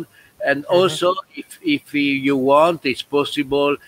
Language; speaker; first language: English; non-native, learner; Italian